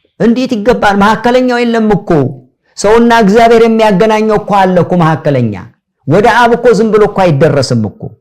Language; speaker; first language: Amharic; non-native, local second language; Sebat Bet Gurage